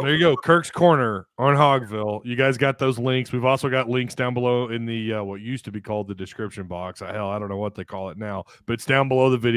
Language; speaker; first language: English; native; English